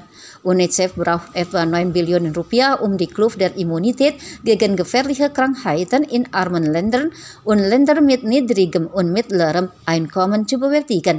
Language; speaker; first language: German; non-native, fluent; Indonesian